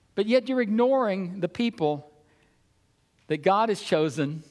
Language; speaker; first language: English; native; English